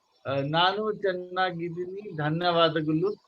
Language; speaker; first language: Kannada; non-native, learner; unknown